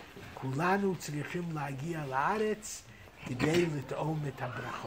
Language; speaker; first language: Hebrew; non-native, fluent; English